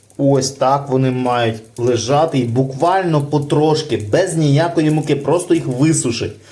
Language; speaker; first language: Ukrainian; native; Ukrainian